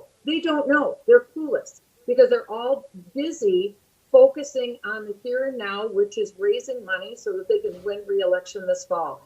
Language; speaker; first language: English; native; English